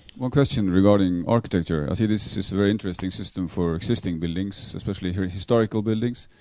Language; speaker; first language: English; non-native, fluent; Norwegian